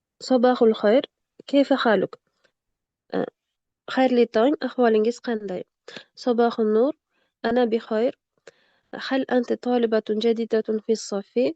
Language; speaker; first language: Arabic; non-native, learner; Uzbek